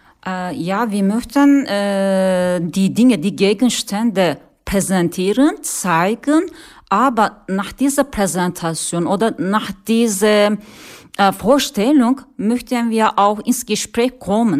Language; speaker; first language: German; non-native, learner; Turkish